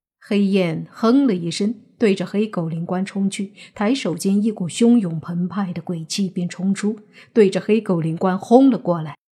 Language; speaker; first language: Chinese; native; Chinese